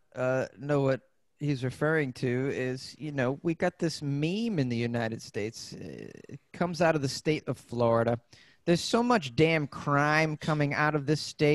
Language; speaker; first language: English; native; English